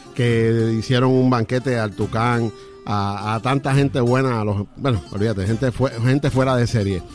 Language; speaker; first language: Spanish; native; Spanish